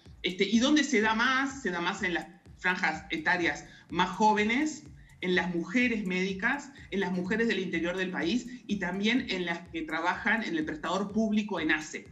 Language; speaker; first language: Spanish; native; Spanish